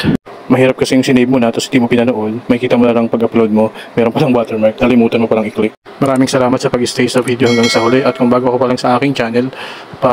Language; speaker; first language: Filipino; native; Filipino